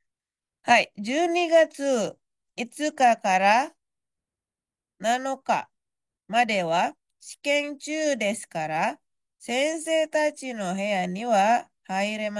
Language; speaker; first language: Japanese; non-native, fluent; Indonesian